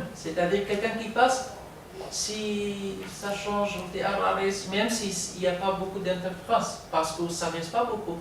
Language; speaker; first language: French; non-native, learner; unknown